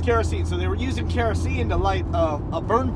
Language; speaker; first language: English; native; English